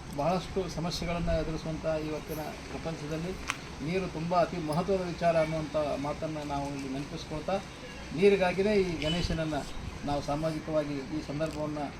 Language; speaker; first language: Kannada; native; Kannada